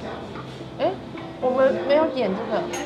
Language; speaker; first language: Chinese; native; Chinese